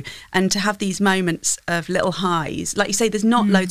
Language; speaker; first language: English; native; English